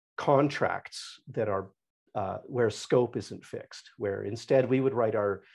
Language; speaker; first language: English; native; English